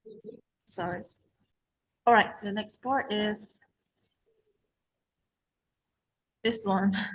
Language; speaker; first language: English; non-native, learner; Indonesian